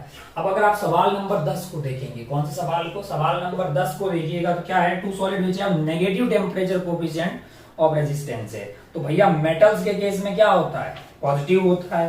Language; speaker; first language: Hindi; native; Hindi